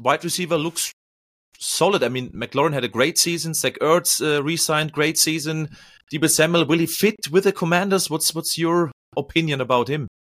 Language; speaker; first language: English; non-native, fluent; German